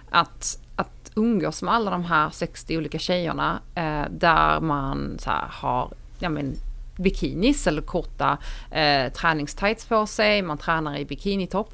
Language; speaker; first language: Swedish; native; Swedish